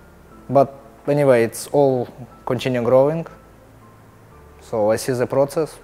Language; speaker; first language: English; non-native, learner; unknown